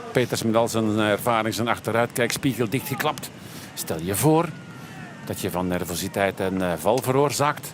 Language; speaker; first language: Dutch; native; Dutch